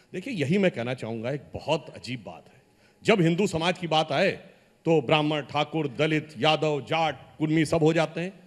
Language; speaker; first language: Hindi; native; Hindi